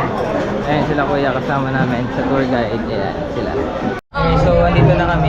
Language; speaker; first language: Filipino; native; Filipino